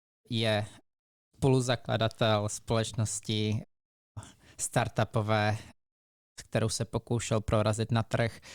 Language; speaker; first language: Czech; native; Czech